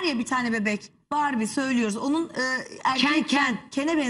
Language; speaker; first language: Turkish; native; Turkish